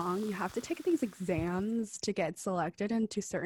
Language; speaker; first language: English; early bilingual, other home language; Cantonese